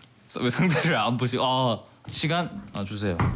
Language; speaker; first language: Korean; native; Korean